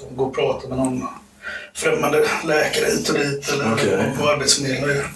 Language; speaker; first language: Swedish; early bilingual, other home language; Spanish